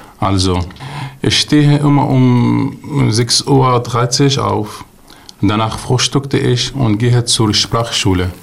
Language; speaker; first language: German; non-native, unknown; Arabic